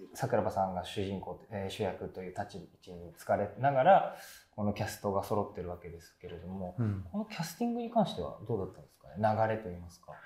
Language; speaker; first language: Japanese; native; Japanese